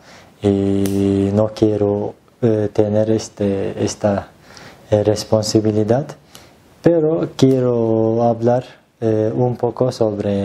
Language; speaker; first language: Spanish; non-native, learner; Turkish